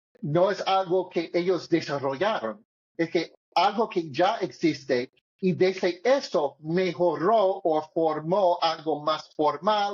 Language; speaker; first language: Spanish; non-native, learner; English